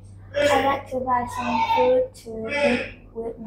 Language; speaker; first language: English; non-native, learner; Vietnamese